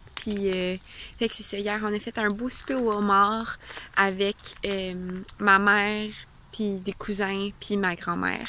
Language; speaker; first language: French; native; French